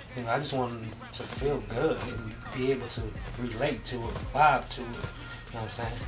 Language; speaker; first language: English; native; English